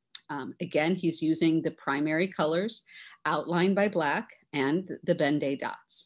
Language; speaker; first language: English; native; English